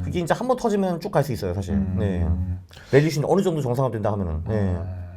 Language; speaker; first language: Korean; native; Korean